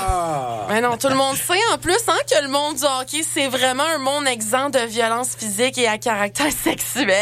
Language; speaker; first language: French; native; French